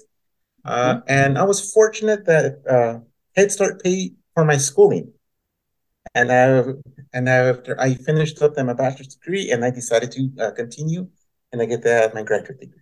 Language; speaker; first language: English; native; English